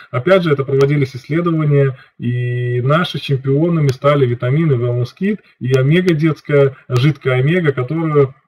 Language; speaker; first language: Russian; native; Russian